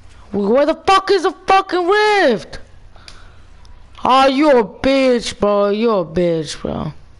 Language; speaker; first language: English; early bilingual, other home language; Spanish